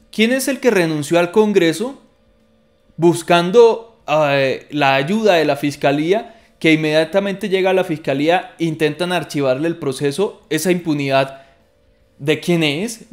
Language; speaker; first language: Spanish; native; Spanish